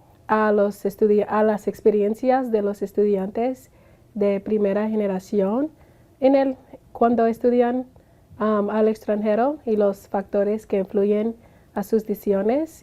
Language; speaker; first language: Spanish; non-native, fluent; English